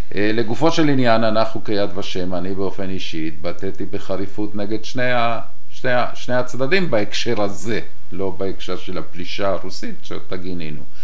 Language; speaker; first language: Hebrew; non-native, fluent; Spanish